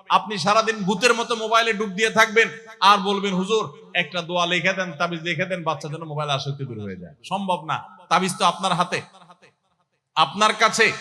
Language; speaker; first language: Bangla; native; Bangla